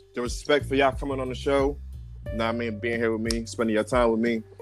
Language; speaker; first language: English; native; English